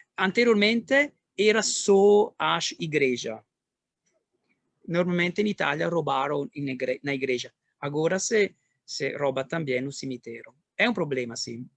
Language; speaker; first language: Portuguese; non-native, learner; Italian